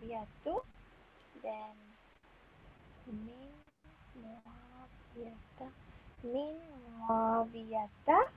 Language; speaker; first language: Arabic; non-native, learner; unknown